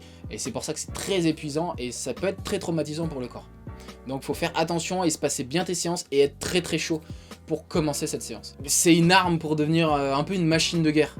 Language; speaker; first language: French; native; French